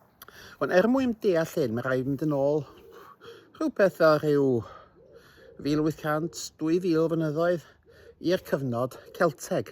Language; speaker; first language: Welsh; native; Welsh